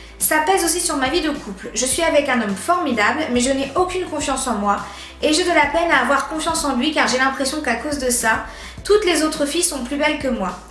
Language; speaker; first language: French; native; French